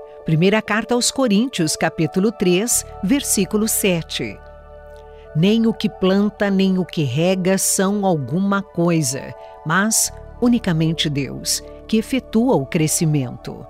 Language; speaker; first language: Portuguese; native; Portuguese